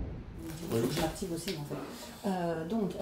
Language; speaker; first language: French; native; French